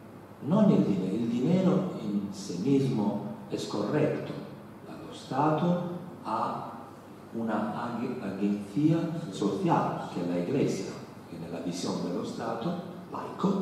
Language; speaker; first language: Spanish; non-native, learner; Italian